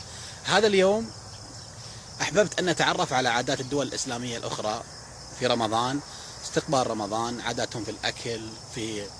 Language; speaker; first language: Arabic; native; Arabic